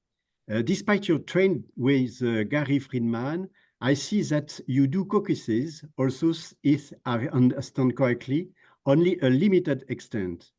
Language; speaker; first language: English; non-native, fluent; French